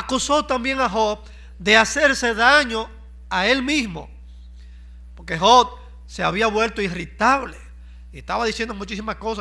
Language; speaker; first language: Spanish; native; Spanish